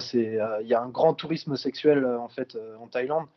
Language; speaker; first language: French; native; French